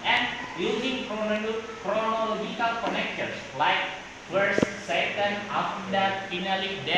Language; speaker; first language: English; non-native, learner; Indonesian